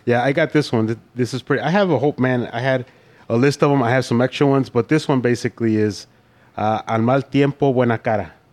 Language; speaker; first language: English; early bilingual, other home language; Spanish